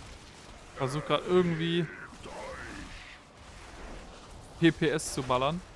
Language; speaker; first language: German; native; German